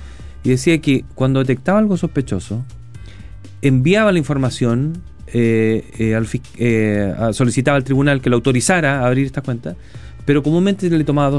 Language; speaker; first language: Spanish; native; Spanish